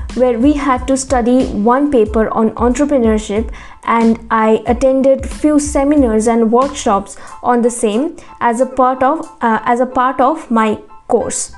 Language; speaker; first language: English; non-native, local second language; Bangla